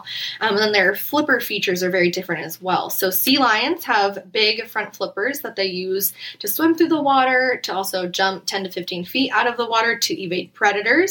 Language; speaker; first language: English; native; English